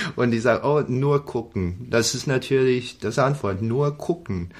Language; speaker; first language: German; non-native, fluent; English